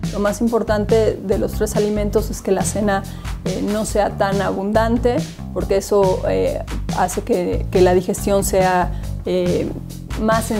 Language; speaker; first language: Spanish; native; Spanish